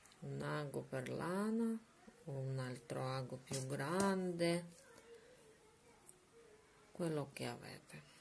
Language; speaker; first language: Italian; non-native, learner; Russian